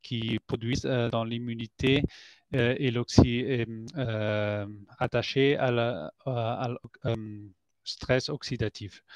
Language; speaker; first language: French; non-native, fluent; Spanish